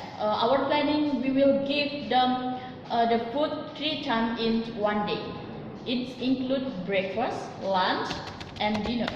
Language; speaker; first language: English; non-native, learner; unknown